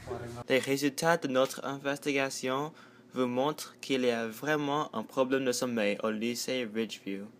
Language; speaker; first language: French; non-native, learner; English